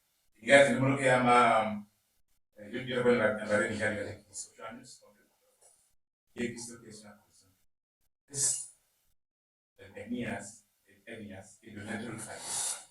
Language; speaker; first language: Spanish; non-native, learner; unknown